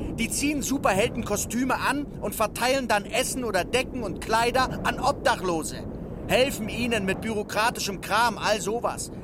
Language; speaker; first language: German; native; German